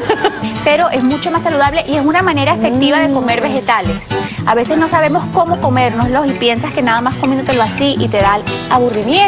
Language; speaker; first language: Spanish; native; Spanish